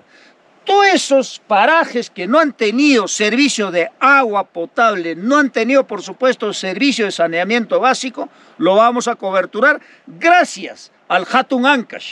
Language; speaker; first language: Spanish; native; Spanish